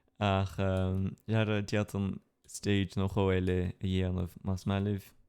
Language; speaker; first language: Irish; non-native, local second language; English